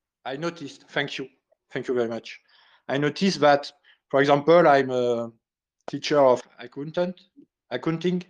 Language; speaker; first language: English; non-native, learner; French